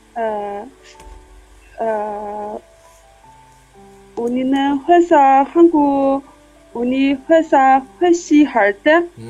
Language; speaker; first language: Korean; non-native, learner; Chinese